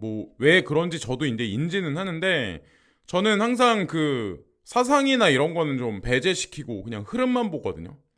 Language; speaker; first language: Korean; native; Korean